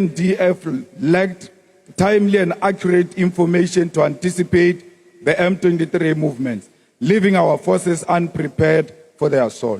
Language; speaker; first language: English; non-native, local second language; Northern Sotho